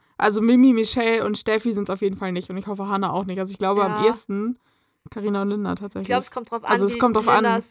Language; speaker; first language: German; native; German